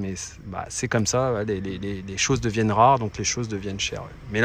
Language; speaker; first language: French; native; French